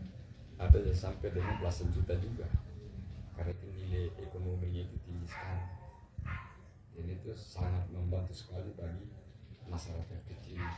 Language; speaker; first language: Indonesian; non-native, local second language; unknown